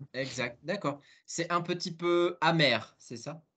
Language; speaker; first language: French; non-native, fluent; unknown